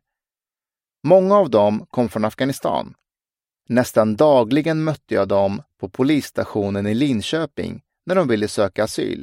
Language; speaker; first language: Swedish; early bilingual, other home language; Persian